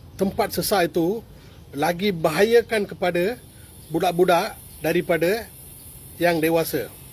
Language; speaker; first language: Malay; non-native, local second language; Tamil